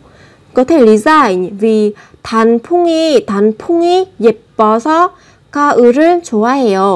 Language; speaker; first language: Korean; non-native, fluent; Vietnamese